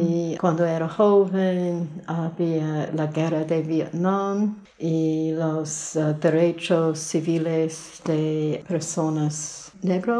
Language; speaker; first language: Spanish; non-native, fluent; English